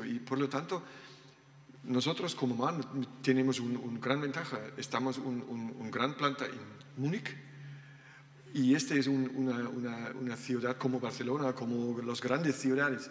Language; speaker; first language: Spanish; non-native, learner; German